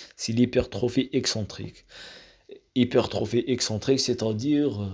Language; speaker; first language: French; non-native, local second language; Arabic